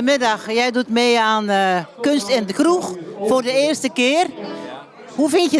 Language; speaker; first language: Dutch; native; Dutch